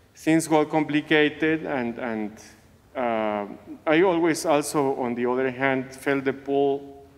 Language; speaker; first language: English; non-native, fluent; Spanish